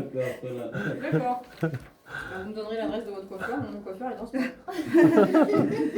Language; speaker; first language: French; native; French